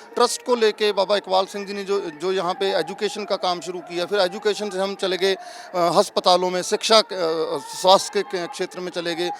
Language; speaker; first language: Hindi; non-native, local second language; Punjabi